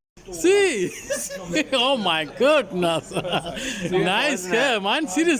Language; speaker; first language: English; non-native, local second language; Malayalam